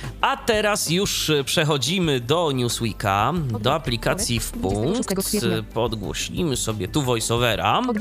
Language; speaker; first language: Polish; native; Polish